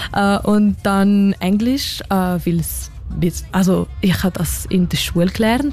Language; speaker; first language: German; non-native, local second language; French